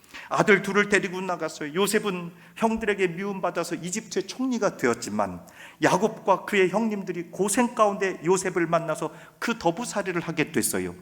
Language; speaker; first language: Korean; native; Korean